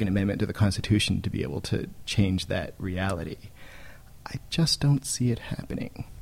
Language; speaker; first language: English; native; English